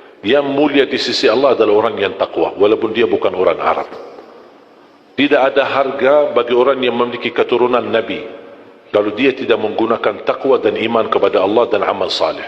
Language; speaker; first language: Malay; non-native, fluent; Arabic